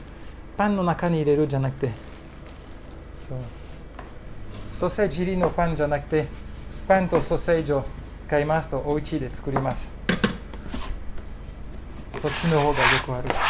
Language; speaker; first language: Japanese; non-native, learner; French